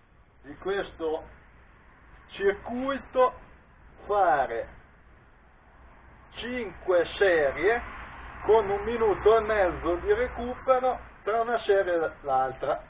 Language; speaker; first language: Italian; native; Italian